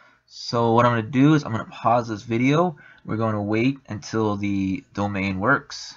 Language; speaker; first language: English; native; English